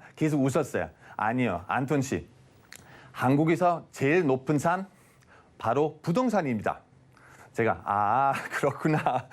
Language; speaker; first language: Korean; non-native, fluent; German